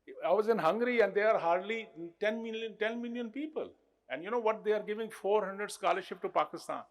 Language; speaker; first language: English; non-native, local second language; Urdu